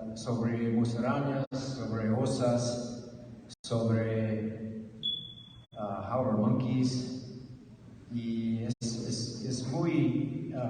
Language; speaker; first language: Spanish; non-native, learner; English